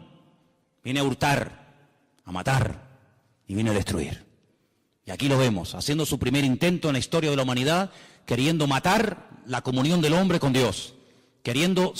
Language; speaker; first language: Spanish; native; Spanish